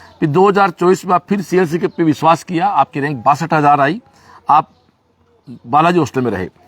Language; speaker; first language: Hindi; native; Hindi